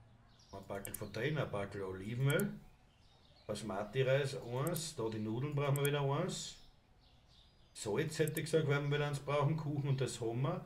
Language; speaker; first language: German; native; German